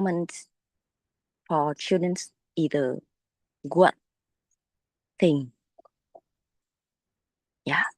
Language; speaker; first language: English; non-native, learner; Vietnamese